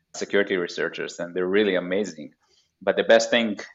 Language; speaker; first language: English; non-native, fluent; Hebrew